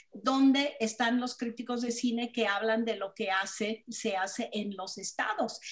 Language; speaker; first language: Spanish; non-native, fluent; German